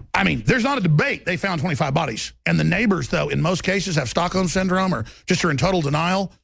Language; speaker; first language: English; native; English